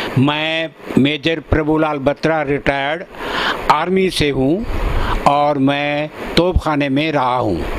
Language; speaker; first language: Hindi; early bilingual, other home language; Punjabi